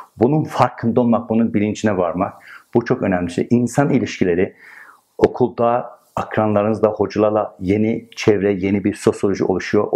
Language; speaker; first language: Turkish; non-native, fluent; Persian